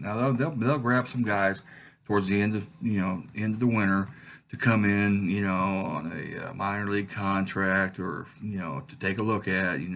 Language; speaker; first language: English; native; English